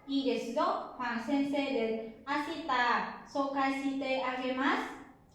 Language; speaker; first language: Japanese; non-native, learner; Vietnamese